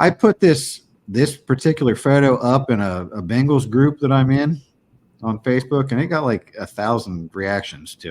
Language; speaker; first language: English; native; English